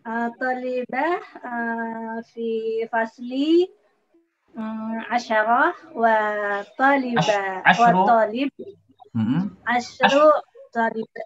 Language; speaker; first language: Arabic; non-native, learner; Indonesian